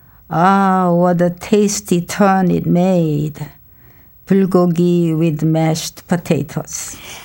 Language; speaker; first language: English; non-native, fluent; Korean